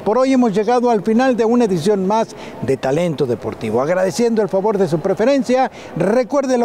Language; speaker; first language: Spanish; native; Spanish